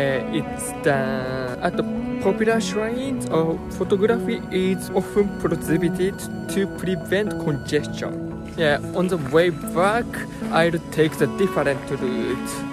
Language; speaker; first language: English; non-native, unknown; Japanese